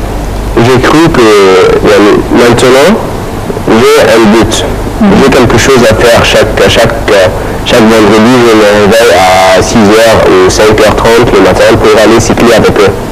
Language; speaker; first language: French; non-native, fluent; Arabic